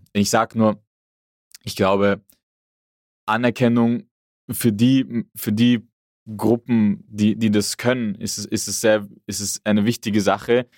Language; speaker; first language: German; native; German